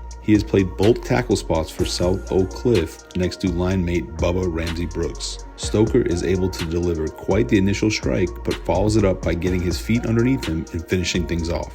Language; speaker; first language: English; native; English